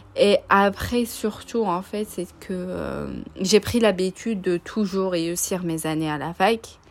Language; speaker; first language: French; non-native, local second language; Arabic